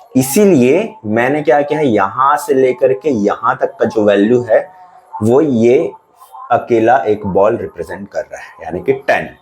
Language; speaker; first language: Hindi; native; Hindi